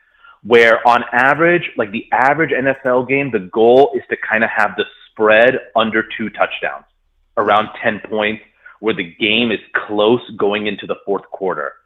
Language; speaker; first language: English; native; English